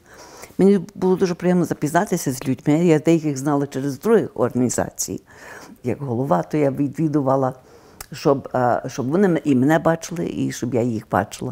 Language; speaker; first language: Ukrainian; early bilingual, heritage; Ukrainian